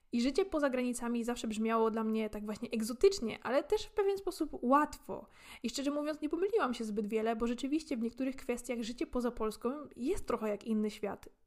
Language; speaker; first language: Polish; native; Polish